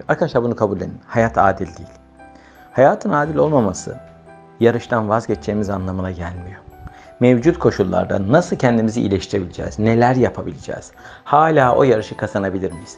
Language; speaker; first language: Turkish; native; Turkish